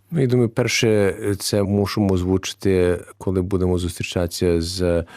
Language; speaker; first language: Ukrainian; early bilingual, heritage; Ukrainian